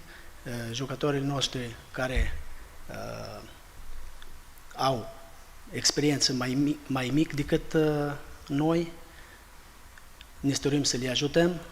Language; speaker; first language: Romanian; non-native, fluent; Albanian